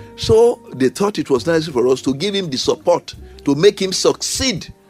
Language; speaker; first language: English; non-native, local second language; Yoruba